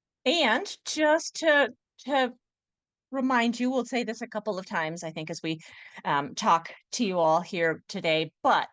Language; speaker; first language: English; native; English